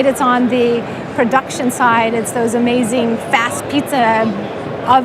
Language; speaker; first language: English; native; English